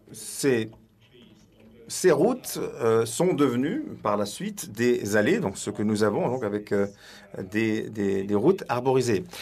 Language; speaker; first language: French; non-native, fluent; Swedish